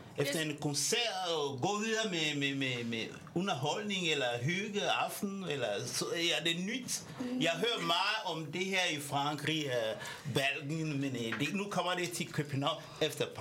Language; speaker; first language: Danish; non-native, fluent; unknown